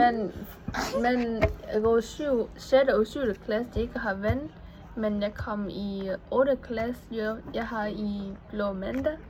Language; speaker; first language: Danish; non-native, learner; Vietnamese